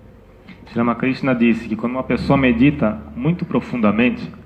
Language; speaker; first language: Portuguese; native; Portuguese